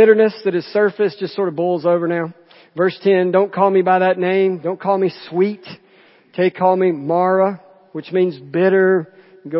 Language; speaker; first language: English; native; English